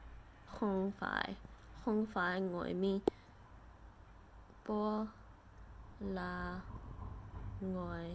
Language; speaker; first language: Vietnamese; non-native, learner; English